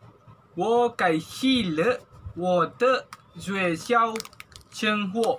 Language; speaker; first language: Chinese; non-native, learner; Malay